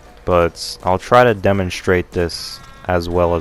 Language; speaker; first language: English; native; English